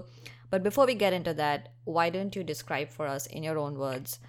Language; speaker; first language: English; non-native, local second language; Hindi